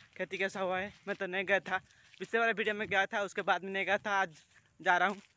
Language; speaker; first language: Hindi; non-native, local second language; Odia